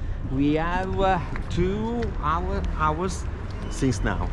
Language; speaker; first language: English; non-native, fluent; Italian